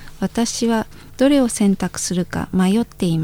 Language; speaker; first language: Japanese; non-native, fluent; Indonesian